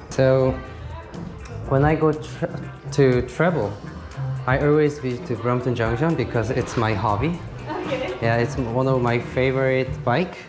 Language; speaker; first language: English; non-native, learner; Korean